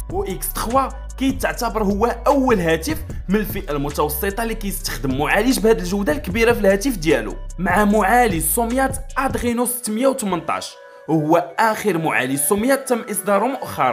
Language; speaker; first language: Arabic; native; Arabic